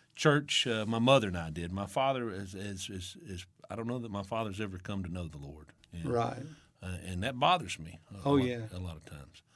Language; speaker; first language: English; native; English